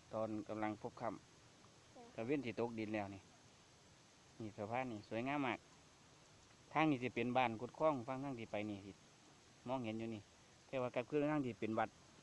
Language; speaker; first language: Thai; native; Thai